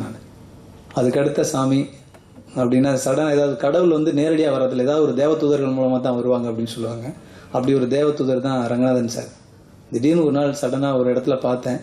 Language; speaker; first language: Tamil; native; Tamil